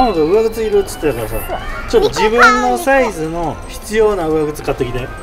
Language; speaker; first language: Japanese; native; Japanese